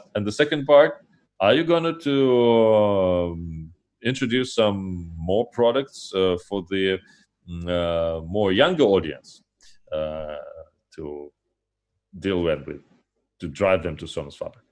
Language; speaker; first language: English; non-native, fluent; Russian